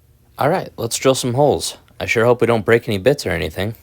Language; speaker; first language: English; native; English